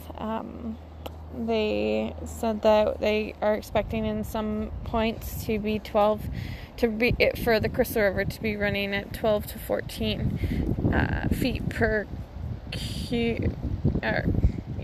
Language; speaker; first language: English; native; English